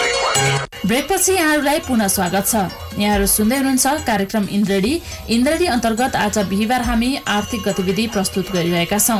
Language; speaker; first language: Nepali; native; Nepali